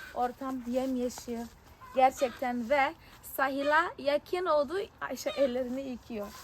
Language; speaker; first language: Turkish; non-native, fluent; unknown